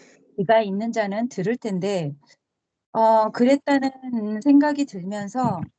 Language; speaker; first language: Korean; native; Korean